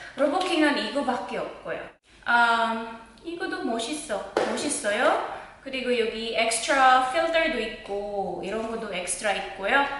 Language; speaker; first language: Korean; non-native, fluent; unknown